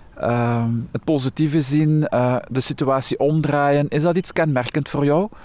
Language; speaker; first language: Dutch; native; Dutch